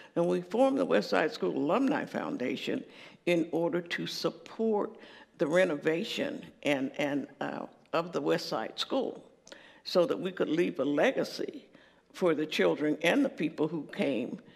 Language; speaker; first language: English; native; English